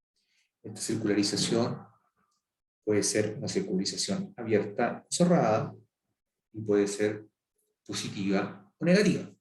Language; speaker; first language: Spanish; native; Spanish